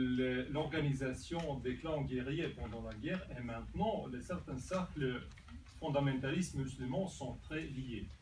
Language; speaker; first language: French; non-native, fluent; Serbian